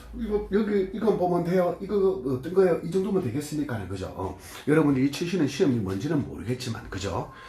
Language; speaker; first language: Korean; native; Korean